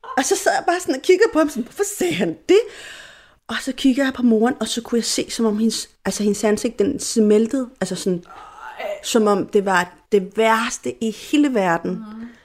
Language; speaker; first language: Danish; non-native, fluent; Spanish